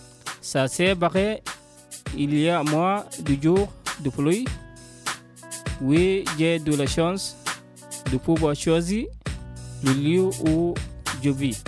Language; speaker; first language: French; non-native, learner; Portuguese